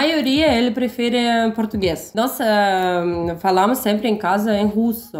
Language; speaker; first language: Portuguese; non-native, learner; Russian